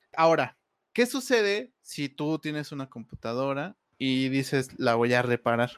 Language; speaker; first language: Spanish; native; Spanish